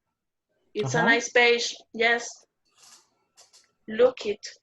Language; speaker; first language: English; non-native, learner; Spanish